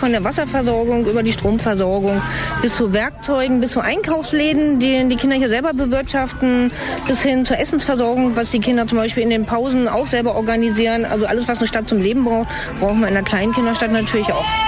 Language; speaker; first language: German; native; German